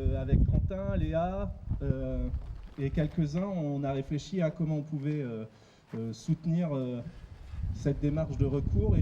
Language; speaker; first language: French; native; French